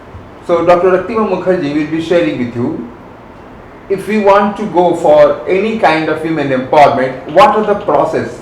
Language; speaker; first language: English; non-native, local second language; Bangla